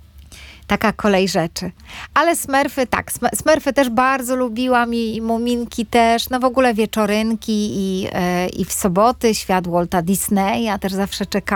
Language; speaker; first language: Polish; native; Polish